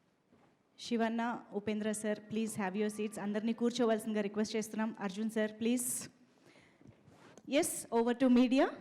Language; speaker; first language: Telugu; native; Telugu